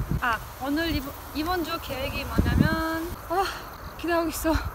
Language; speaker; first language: Korean; non-native, fluent; Romanian